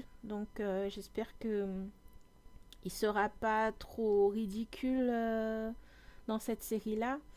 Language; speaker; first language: French; native; French